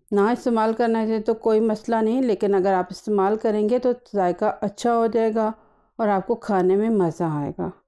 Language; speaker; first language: Urdu; native; Urdu